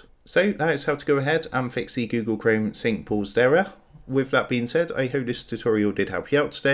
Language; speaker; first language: English; native; English